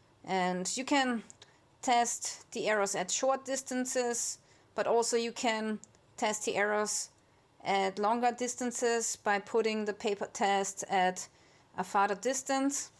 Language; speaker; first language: English; non-native, fluent; German